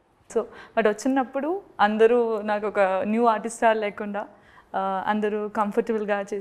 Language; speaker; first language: Telugu; non-native, learner; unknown